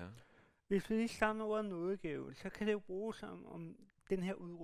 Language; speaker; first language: Danish; native; Danish